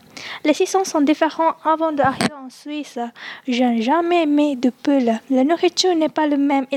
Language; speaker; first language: French; non-native, learner; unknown